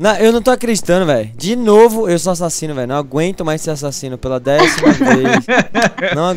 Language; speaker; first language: Portuguese; native; Portuguese